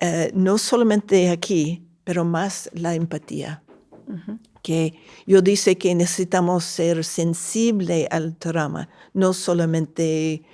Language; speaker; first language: Spanish; non-native, fluent; English